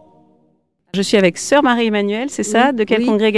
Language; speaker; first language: French; native; French